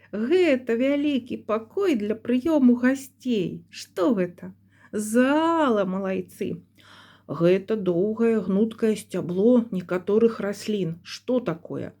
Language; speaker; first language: Belarusian; non-native, local second language; Russian